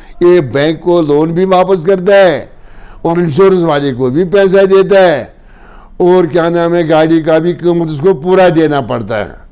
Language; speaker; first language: Urdu; non-native, local second language; Kashmiri